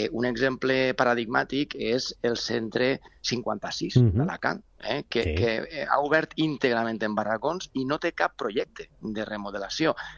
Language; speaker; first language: Catalan; native; Catalan